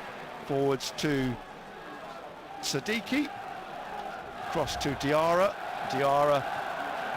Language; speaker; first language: English; native; English